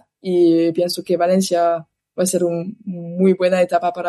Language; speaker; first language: Spanish; non-native, learner; French